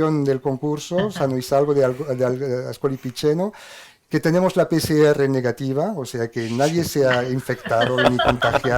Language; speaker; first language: Spanish; non-native, fluent; French